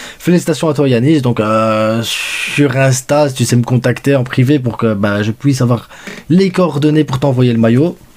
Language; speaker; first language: French; early bilingual, other home language; Spanish